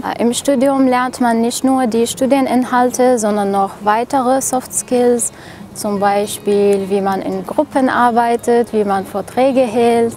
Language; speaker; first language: German; non-native, fluent; Arabic